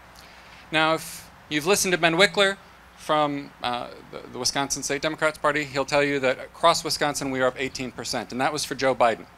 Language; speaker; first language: English; native; English